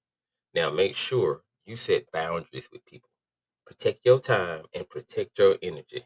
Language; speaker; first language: English; native; English